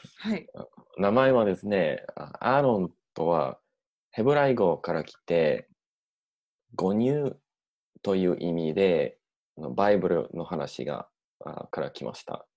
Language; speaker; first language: Japanese; non-native, learner; English